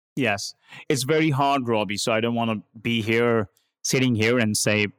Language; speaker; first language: English; non-native, local second language; Hindi